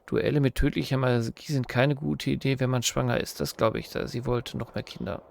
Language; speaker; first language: German; native; German